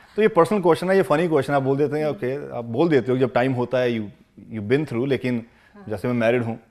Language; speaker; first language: Hindi; non-native, local second language; Punjabi